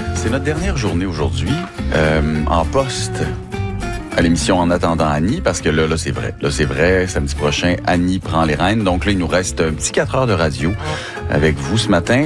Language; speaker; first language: French; native; French